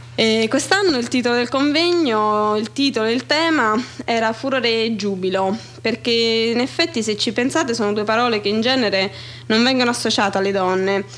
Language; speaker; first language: Italian; native; Italian